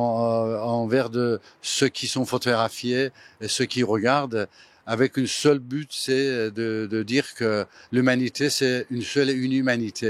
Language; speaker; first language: French; non-native, fluent; Persian